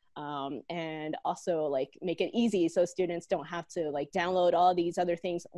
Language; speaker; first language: English; non-native, local second language; Cantonese